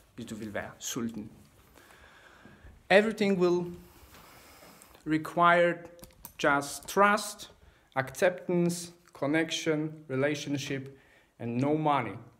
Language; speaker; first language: English; non-native, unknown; Polish